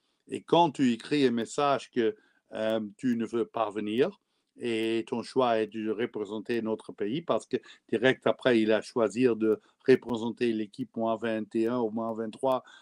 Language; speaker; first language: French; non-native, learner; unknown